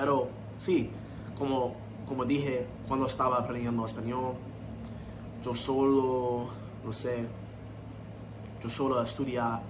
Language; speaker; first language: Spanish; non-native, learner; English